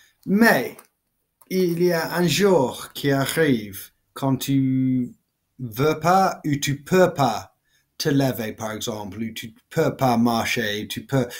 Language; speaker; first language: French; non-native, learner; English